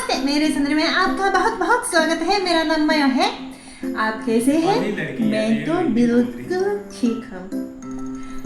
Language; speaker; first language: Hindi; non-native, fluent; Japanese